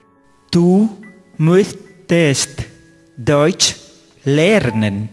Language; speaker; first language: German; non-native, learner; Vietnamese